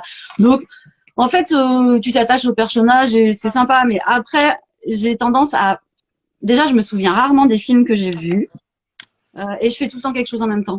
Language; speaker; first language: French; native; French